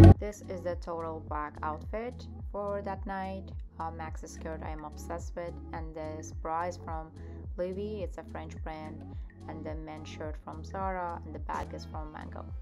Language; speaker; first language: English; non-native, fluent; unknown